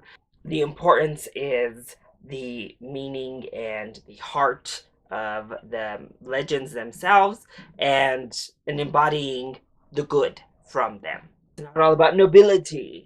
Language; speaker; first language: English; native; English